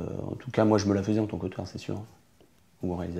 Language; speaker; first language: French; native; French